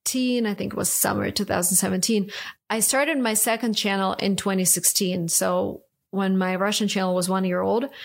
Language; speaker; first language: English; non-native, fluent; Russian